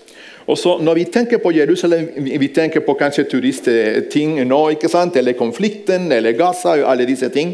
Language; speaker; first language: Norwegian; non-native, fluent; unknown